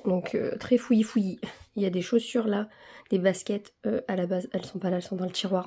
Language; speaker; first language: French; native; French